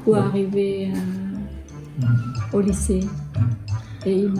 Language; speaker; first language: French; non-native, fluent; Khmer